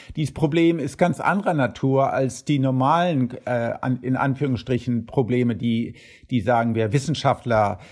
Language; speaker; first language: German; early bilingual, heritage; German